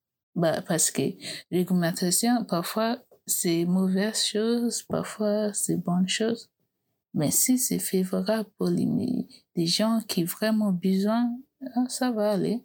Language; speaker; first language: French; non-native, learner; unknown